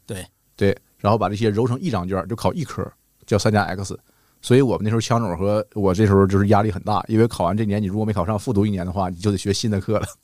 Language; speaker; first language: Chinese; native; Chinese